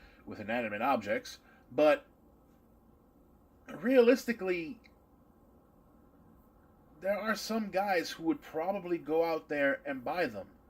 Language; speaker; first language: English; native; English